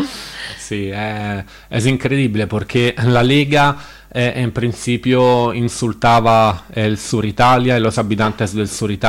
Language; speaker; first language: Spanish; non-native, learner; Italian